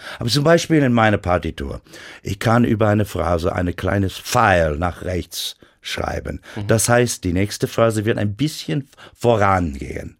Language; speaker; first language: German; non-native, fluent; English